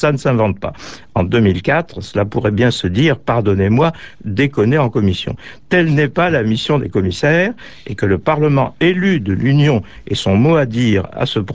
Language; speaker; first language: French; native; French